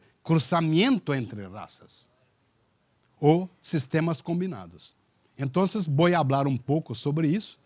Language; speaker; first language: Spanish; non-native, learner; Portuguese